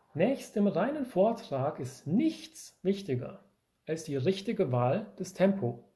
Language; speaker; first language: English; non-native, fluent; German